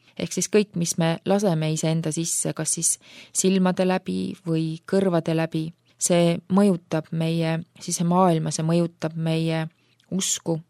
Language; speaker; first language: Estonian; native; Estonian